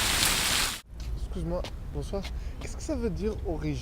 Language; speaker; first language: French; non-native, learner; Portuguese